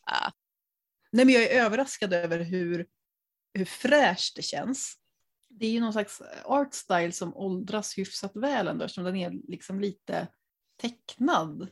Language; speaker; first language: Swedish; native; Swedish